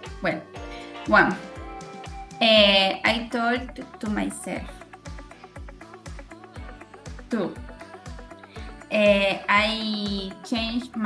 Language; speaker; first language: English; non-native, learner; Spanish